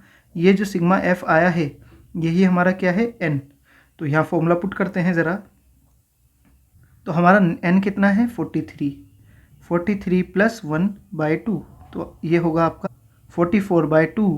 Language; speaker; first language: Hindi; native; Hindi